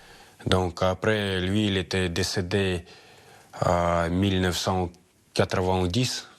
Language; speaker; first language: French; non-native, learner; Russian